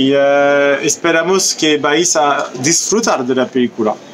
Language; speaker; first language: Spanish; non-native, learner; French